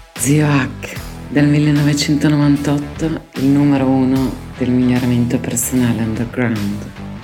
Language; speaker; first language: Italian; native; Italian